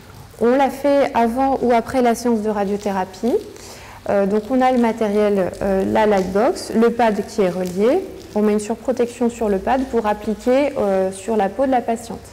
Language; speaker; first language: French; native; French